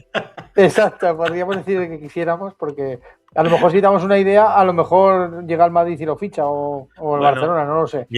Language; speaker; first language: Spanish; native; Spanish